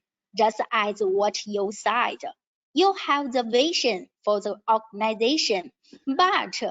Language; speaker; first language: English; non-native, learner; Chinese